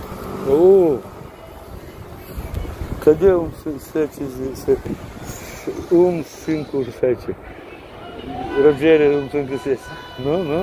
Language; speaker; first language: Portuguese; non-native, learner; English